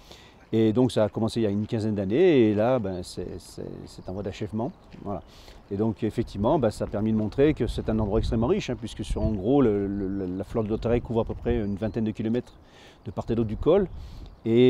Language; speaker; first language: French; native; French